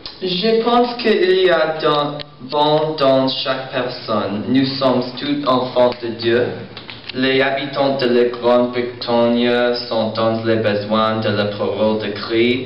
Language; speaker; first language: French; non-native, learner; English